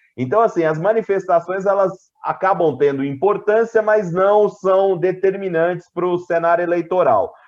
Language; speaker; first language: Portuguese; native; Portuguese